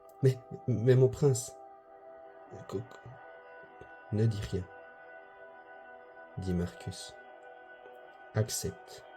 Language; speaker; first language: French; native; French